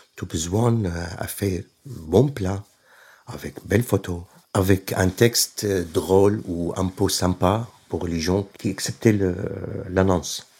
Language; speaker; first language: French; non-native, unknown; Arabic